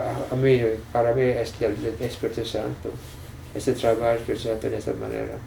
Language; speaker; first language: Spanish; non-native, fluent; English